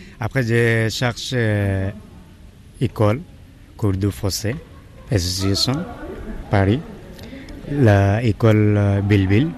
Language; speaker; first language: French; non-native, learner; Bangla